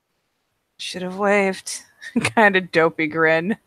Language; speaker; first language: English; native; English